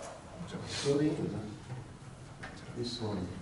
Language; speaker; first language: English; non-native, learner; Czech